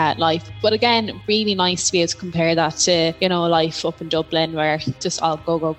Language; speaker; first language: English; native; English